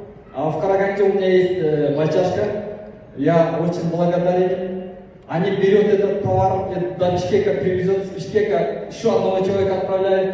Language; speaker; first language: Russian; non-native, local second language; Kyrgyz